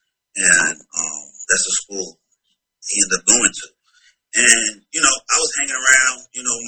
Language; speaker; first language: English; native; English